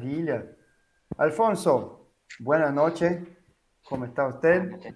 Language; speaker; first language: Spanish; non-native, fluent; Portuguese